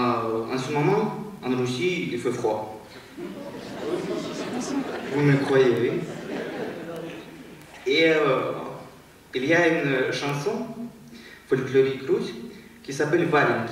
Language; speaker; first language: French; non-native, learner; Russian